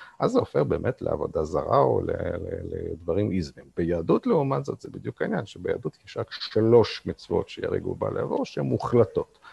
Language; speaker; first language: Hebrew; non-native, fluent; Russian